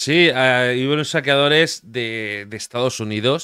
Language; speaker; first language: Spanish; native; Spanish